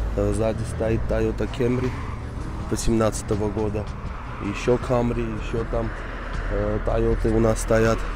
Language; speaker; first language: Russian; non-native, local second language; Armenian